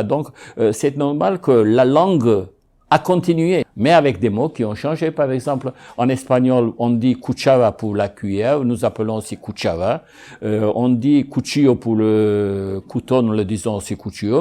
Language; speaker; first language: French; non-native, fluent; Ladino